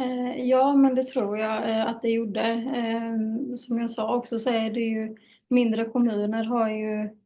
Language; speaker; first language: Swedish; native; Swedish